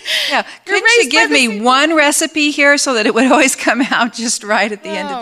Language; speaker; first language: English; native; English